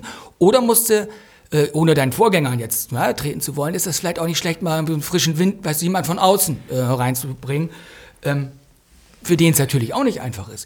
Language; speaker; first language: German; native; German